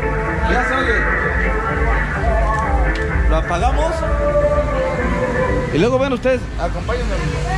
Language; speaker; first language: Spanish; native; Spanish